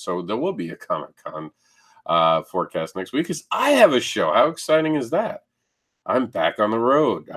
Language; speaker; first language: English; native; English